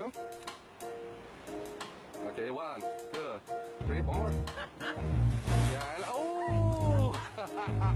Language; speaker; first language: English; non-native, learner; Korean